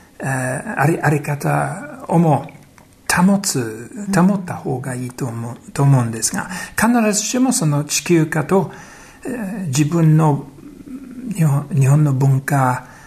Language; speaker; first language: Japanese; non-native, fluent; English